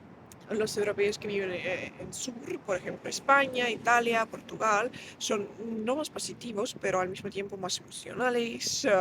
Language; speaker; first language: Spanish; non-native, fluent; Russian